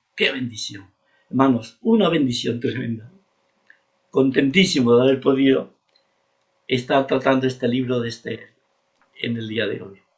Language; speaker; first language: Spanish; native; Spanish